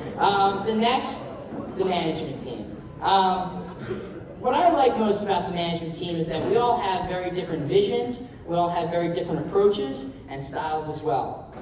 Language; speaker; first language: English; native; English